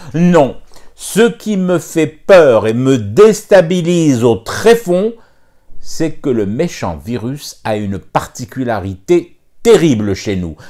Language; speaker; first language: French; non-native, local second language; Arabic